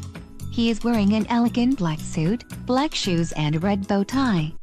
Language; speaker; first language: English; non-native, learner; Spanish